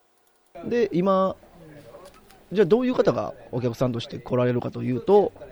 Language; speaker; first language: Japanese; native; Japanese